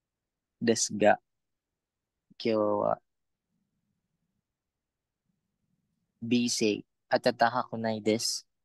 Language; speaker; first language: Japanese; non-native, learner; Filipino